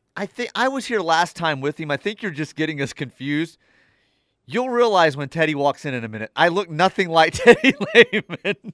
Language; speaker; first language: English; native; English